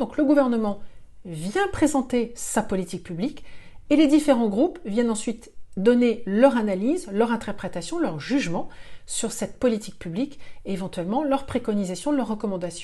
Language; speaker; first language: French; native; French